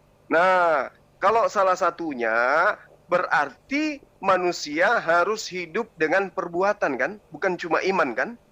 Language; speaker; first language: Indonesian; native; Indonesian